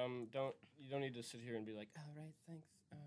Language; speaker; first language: English; native; English